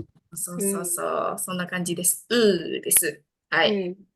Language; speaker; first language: Japanese; non-native, fluent; Indonesian